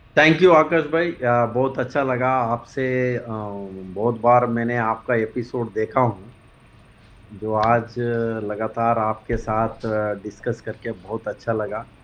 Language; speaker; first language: Hindi; non-native, local second language; Kannada